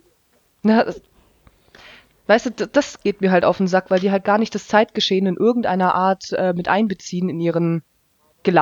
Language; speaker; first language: German; native; German